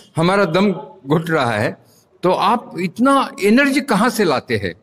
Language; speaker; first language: Hindi; non-native, local second language; Marathi